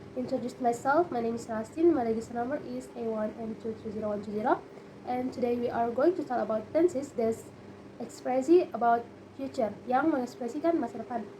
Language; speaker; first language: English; non-native, learner; Indonesian